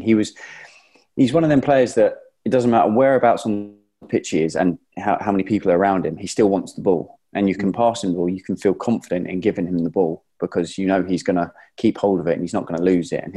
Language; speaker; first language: English; native; English